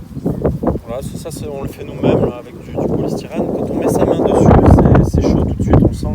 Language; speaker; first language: French; native; French